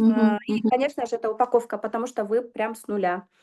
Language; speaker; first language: Russian; non-native, local second language; Kyrgyz